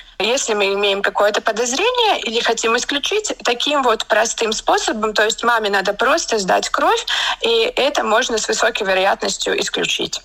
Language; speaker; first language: Russian; native; Russian